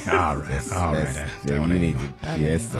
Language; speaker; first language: English; native; English